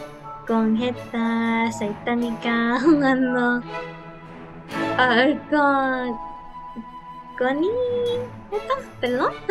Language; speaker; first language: Spanish; early bilingual, heritage; Spanish